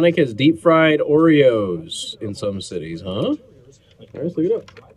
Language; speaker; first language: English; native; English